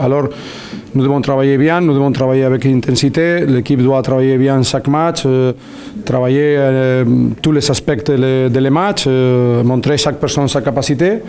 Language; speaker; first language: French; non-native, learner; Spanish